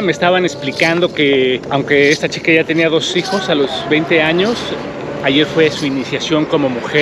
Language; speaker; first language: Spanish; native; Spanish